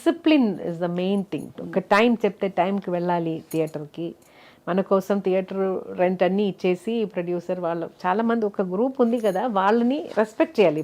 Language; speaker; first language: Telugu; non-native, local second language; Malayalam